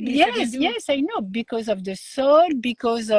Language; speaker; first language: English; non-native, learner; French